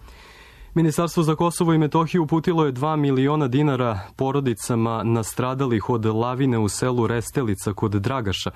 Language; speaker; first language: Croatian; native; Croatian